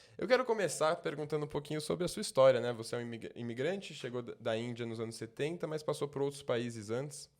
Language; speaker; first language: Portuguese; native; Portuguese